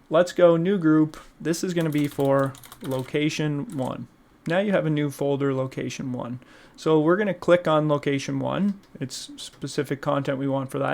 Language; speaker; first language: English; native; English